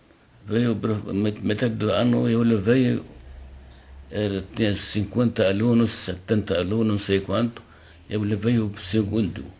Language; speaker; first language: Portuguese; non-native, learner; Arabic